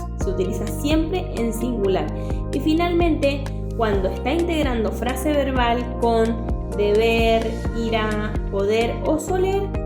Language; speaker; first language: Spanish; native; Spanish